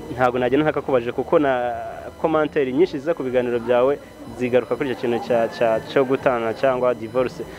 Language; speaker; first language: Kinyarwanda; native; Kinyarwanda